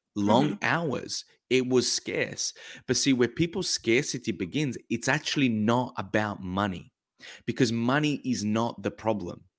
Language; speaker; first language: English; early bilingual, other home language; Italian